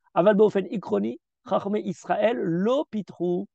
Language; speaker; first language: Hebrew; early bilingual, heritage; French